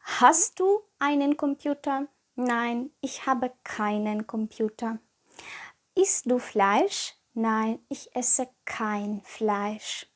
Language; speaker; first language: German; non-native, fluent; Ukrainian